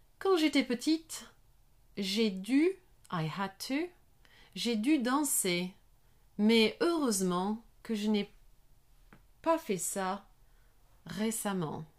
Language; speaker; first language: French; non-native, learner; English